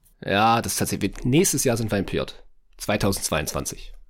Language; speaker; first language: German; native; German